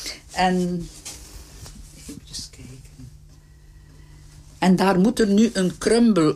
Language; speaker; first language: Dutch; native; Dutch